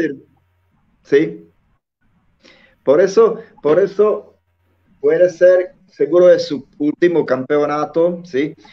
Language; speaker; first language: Spanish; non-native, fluent; Czech